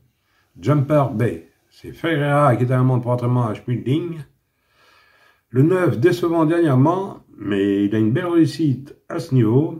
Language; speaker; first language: French; native; French